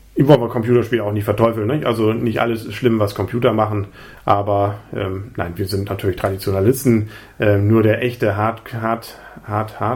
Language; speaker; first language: German; native; German